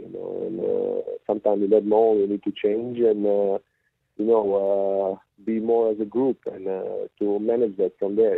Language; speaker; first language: English; non-native, fluent; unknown